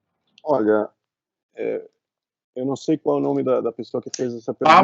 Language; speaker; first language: Portuguese; non-native, fluent; Italian